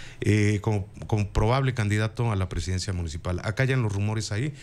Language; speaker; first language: Spanish; native; Spanish